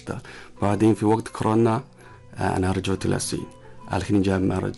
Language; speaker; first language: Arabic; non-native, learner; Chinese